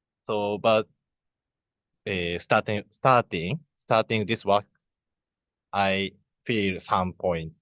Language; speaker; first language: English; non-native, learner; Japanese